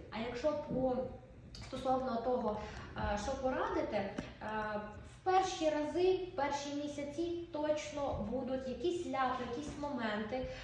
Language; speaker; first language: Ukrainian; non-native, local second language; Russian